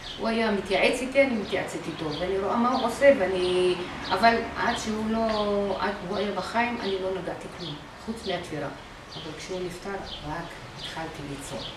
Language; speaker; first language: Hebrew; non-native, fluent; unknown